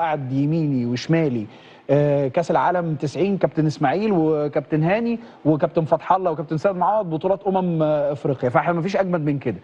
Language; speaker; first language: Arabic; native; Arabic